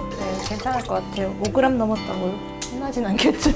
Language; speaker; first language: Korean; native; Korean